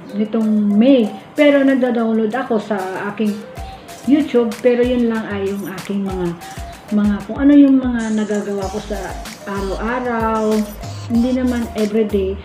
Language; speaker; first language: Filipino; non-native, local second language; Cebuano